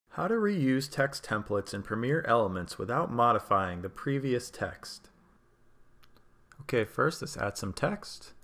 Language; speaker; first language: English; native; English